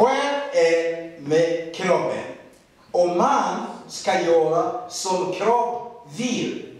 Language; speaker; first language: Swedish; non-native, learner; Rundi